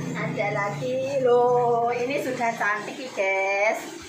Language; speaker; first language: Indonesian; non-native, local second language; Javanese